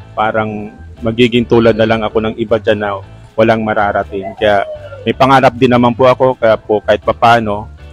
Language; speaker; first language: Filipino; non-native, local second language; Bikol